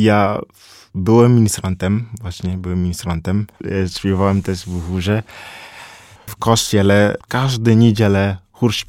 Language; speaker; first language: Polish; non-native, fluent; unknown